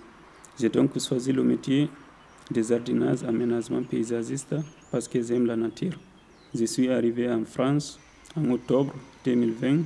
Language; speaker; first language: French; non-native, learner; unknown